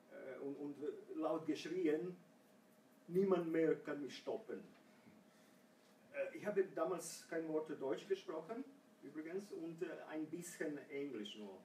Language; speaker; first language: German; non-native, fluent; Croatian